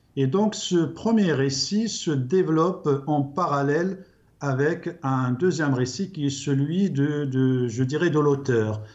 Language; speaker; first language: French; non-native, local second language; Arabic